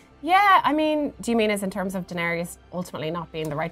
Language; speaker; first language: English; native; English